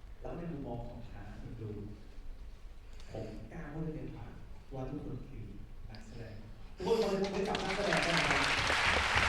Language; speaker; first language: Thai; native; Thai